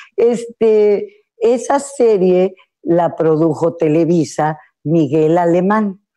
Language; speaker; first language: Spanish; native; Spanish